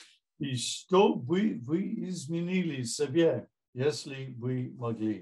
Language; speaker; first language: Russian; non-native, fluent; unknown